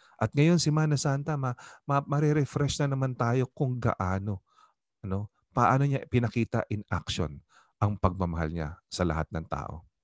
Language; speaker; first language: Filipino; native; Filipino